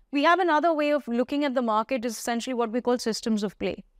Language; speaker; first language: English; non-native, local second language; Hindi